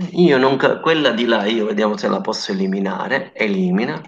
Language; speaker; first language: Italian; native; Italian